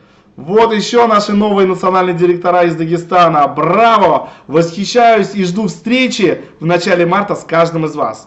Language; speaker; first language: Russian; native; Russian